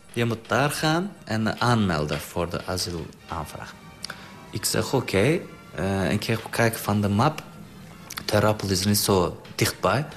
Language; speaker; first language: Dutch; non-native, learner; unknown